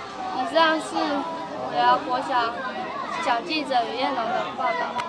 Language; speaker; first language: Chinese; native; Chinese